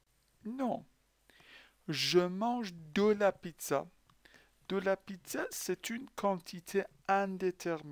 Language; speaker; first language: French; non-native, fluent; Persian